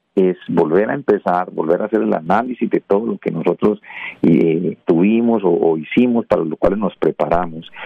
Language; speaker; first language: Spanish; native; Spanish